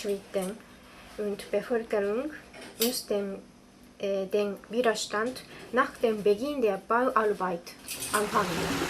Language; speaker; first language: German; non-native, learner; Japanese